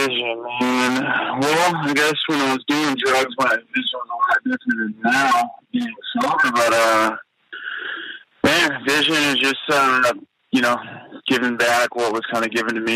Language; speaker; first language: English; native; English